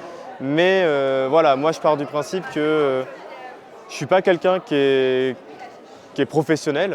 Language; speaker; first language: French; native; French